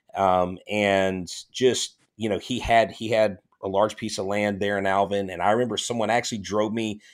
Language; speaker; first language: English; native; English